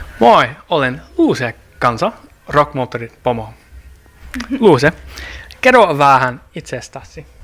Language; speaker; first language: Finnish; non-native, learner; English